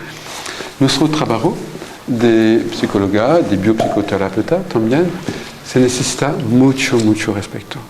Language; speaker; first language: Spanish; non-native, fluent; French